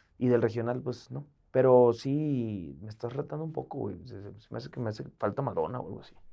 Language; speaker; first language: Spanish; native; Spanish